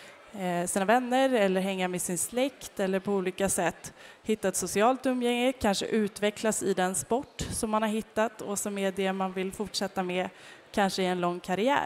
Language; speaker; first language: Swedish; native; Swedish